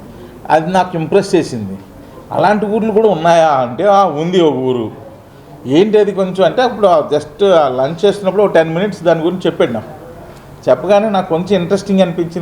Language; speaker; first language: Telugu; native; Telugu